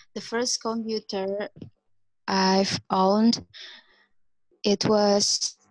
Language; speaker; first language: English; non-native, fluent; Indonesian